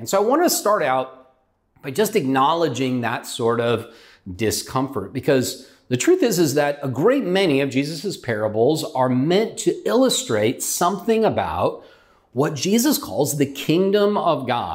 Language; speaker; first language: English; native; English